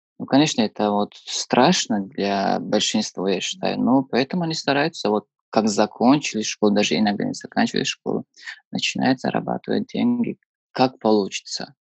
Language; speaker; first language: Russian; non-native, fluent; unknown